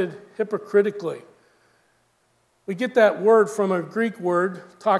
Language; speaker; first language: English; native; English